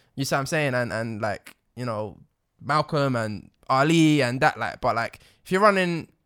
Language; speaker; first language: English; native; English